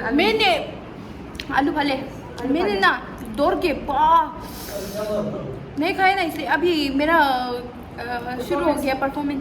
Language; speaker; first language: Hindi; non-native, learner; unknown